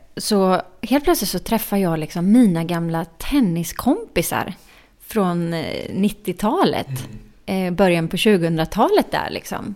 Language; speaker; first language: Swedish; native; Swedish